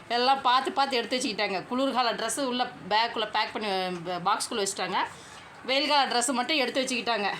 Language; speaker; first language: Tamil; native; Tamil